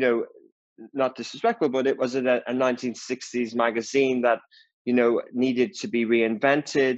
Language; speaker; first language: English; native; English